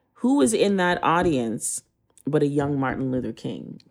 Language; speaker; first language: English; native; English